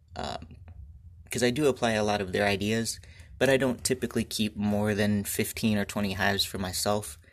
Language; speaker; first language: English; native; English